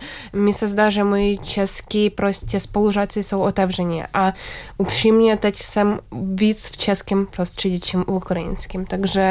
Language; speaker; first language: Czech; non-native, fluent; Ukrainian